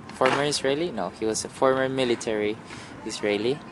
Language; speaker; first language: English; non-native, fluent; Spanish